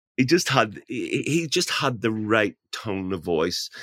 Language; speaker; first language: English; native; English